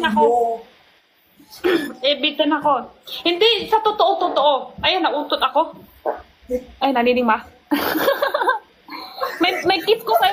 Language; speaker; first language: Filipino; non-native, learner; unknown